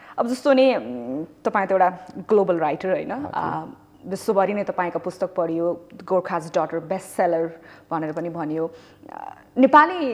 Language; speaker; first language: Nepali; native; Nepali